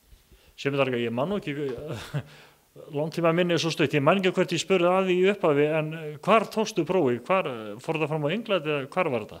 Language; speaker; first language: Icelandic; native; Icelandic